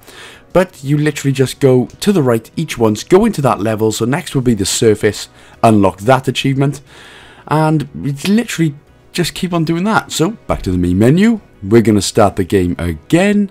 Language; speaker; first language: English; native; English